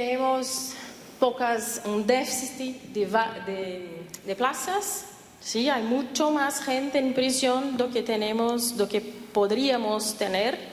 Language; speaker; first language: Spanish; non-native, fluent; Portuguese